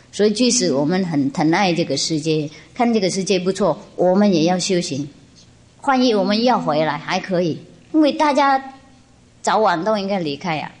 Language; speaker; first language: Chinese; non-native, fluent; Vietnamese